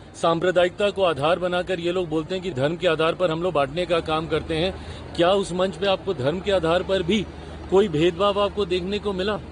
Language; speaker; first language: Hindi; native; Hindi